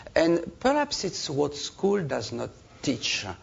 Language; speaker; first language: English; non-native, learner; French